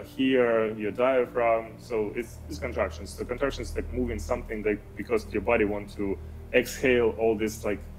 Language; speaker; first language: English; non-native, fluent; Ukrainian